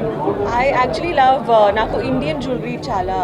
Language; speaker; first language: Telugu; non-native, learner; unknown